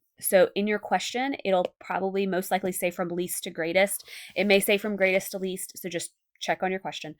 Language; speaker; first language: English; native; English